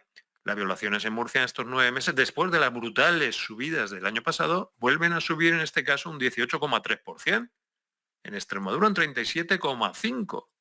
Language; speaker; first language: Spanish; native; Spanish